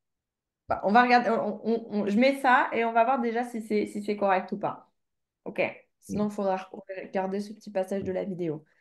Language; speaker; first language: French; native; French